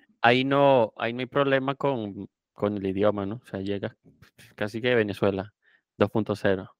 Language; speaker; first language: Spanish; native; Spanish